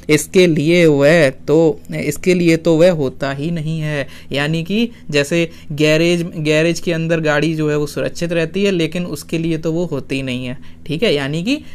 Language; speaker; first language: Hindi; native; Hindi